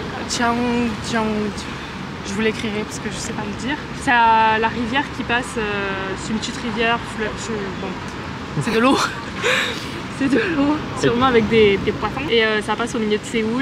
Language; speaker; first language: French; native; French